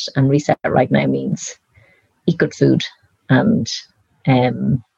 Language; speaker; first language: English; native; English